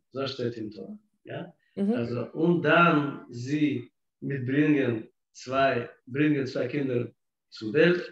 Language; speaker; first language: German; non-native, fluent; Russian